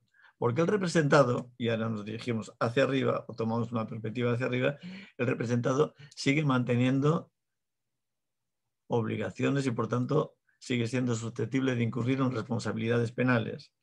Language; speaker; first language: Spanish; native; Spanish